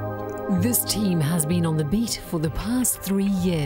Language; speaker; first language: English; native; English